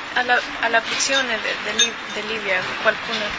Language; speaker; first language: Italian; non-native, learner; Spanish